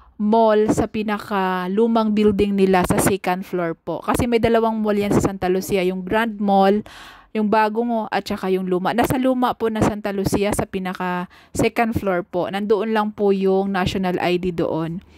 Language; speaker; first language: Filipino; native; Filipino